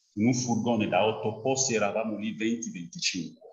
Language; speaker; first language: Italian; non-native, fluent; French